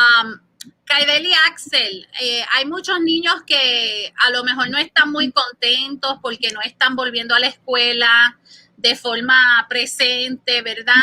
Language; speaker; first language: Spanish; early bilingual, heritage; Spanish